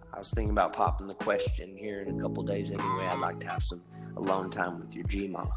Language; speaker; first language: English; native; English